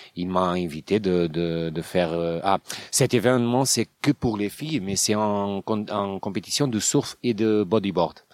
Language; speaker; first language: French; non-native, learner; Portuguese